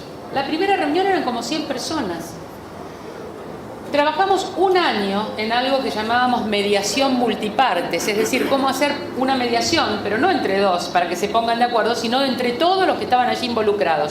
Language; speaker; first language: Spanish; native; Spanish